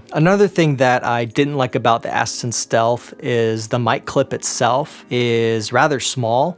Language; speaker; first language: English; native; English